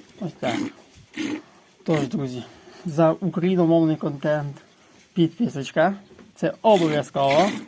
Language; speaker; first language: Ukrainian; native; Ukrainian